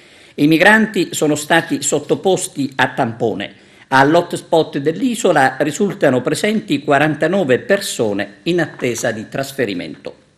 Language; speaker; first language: Italian; native; Italian